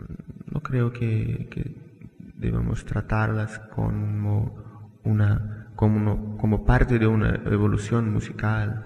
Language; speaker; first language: Spanish; non-native, fluent; Portuguese